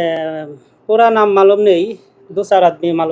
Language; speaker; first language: Hindi; non-native, learner; Bangla